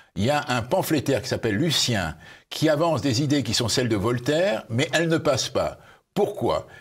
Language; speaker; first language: French; native; French